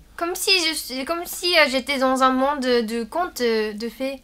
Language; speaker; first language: French; non-native, learner; Japanese